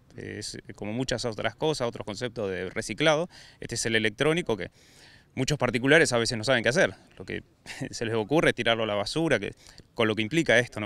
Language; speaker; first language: Spanish; native; Spanish